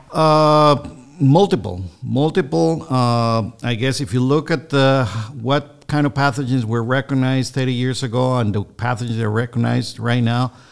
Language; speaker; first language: English; non-native, fluent; Spanish